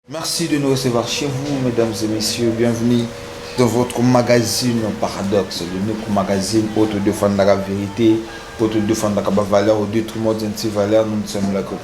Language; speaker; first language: French; non-native, local second language; Lingala